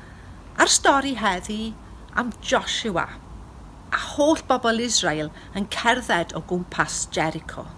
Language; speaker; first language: Welsh; non-native, local second language; English